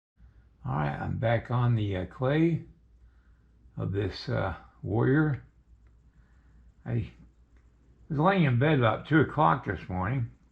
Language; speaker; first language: English; native; English